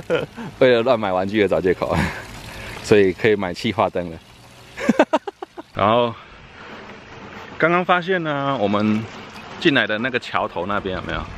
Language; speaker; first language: Chinese; native; Chinese